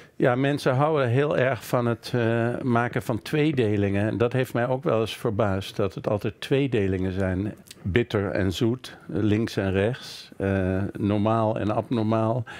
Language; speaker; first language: Dutch; native; Dutch